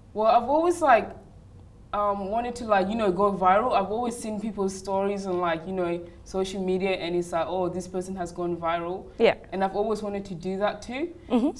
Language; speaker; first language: English; native; English